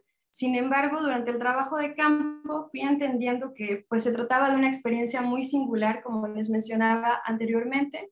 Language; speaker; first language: Spanish; native; Spanish